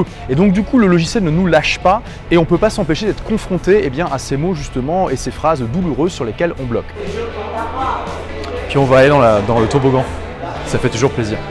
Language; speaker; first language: French; native; French